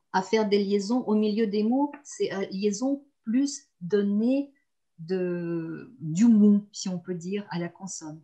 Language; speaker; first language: French; non-native, fluent; Russian